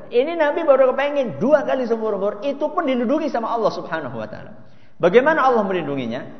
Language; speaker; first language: Indonesian; non-native, local second language; Javanese